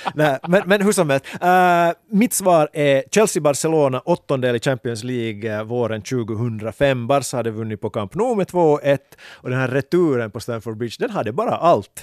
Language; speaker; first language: Swedish; native; Swedish